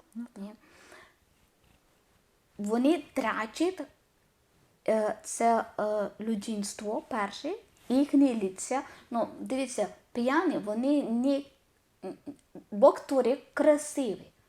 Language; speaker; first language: Ukrainian; non-native, learner; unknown